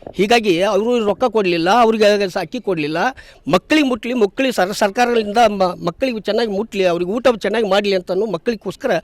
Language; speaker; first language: Kannada; native; Kannada